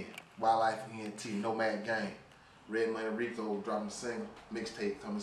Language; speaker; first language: English; native; English